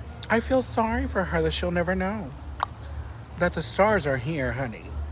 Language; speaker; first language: English; early bilingual, other home language; Spanish